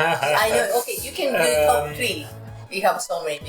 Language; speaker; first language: English; non-native, learner; Japanese